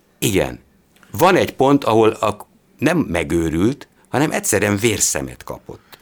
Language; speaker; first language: Hungarian; native; Hungarian